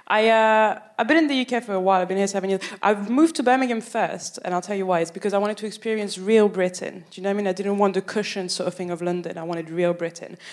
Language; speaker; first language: English; non-native, fluent; French